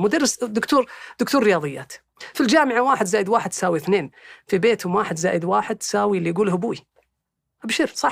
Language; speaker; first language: Arabic; native; Arabic